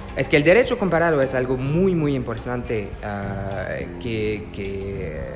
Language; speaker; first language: Spanish; non-native, learner; French